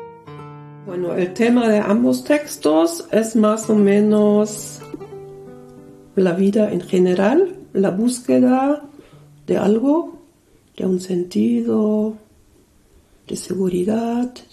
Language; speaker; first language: Spanish; early bilingual, other home language; German